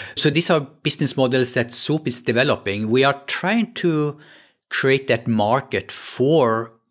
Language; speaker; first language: English; non-native, fluent; Swedish